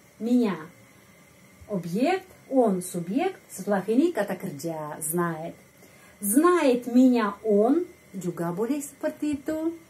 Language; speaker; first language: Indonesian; non-native, fluent; Russian